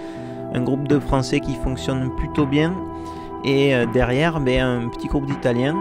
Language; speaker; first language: French; native; French